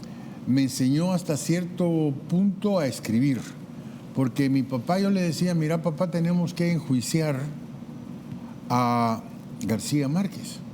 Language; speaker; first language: Spanish; native; Spanish